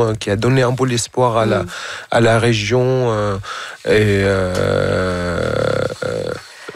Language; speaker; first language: French; non-native, fluent; Arabic